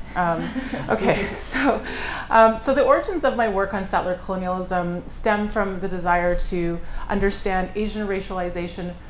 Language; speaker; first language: English; native; English